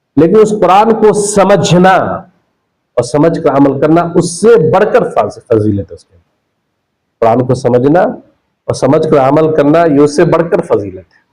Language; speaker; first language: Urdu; native; Urdu